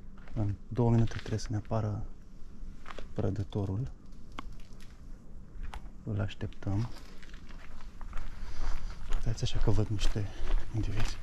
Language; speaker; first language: Romanian; native; Romanian